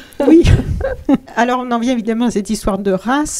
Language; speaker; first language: French; native; French